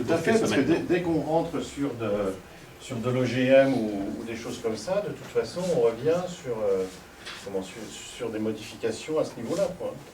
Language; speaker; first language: French; native; French